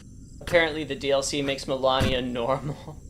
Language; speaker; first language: English; native; English